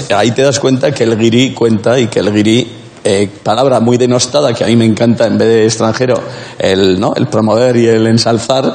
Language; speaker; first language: Spanish; native; Spanish